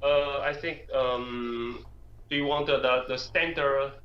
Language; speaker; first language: English; non-native, learner; Chinese